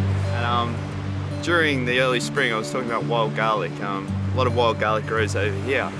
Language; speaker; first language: English; native; English